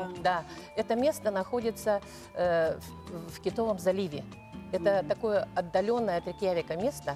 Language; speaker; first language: Russian; native; Russian